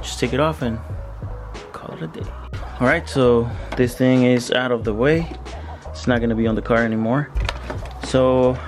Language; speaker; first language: English; native; English